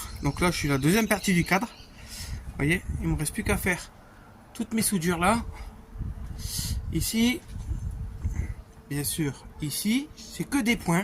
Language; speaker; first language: French; native; French